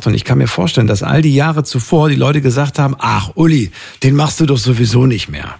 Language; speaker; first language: German; native; German